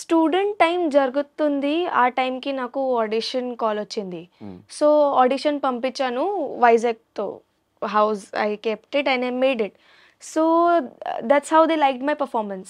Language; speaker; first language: Telugu; non-native, learner; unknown